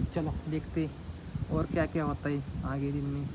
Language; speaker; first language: Hindi; non-native, local second language; Marathi